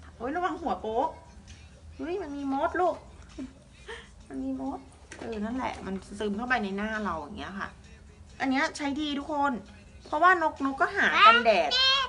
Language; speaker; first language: Thai; native; Thai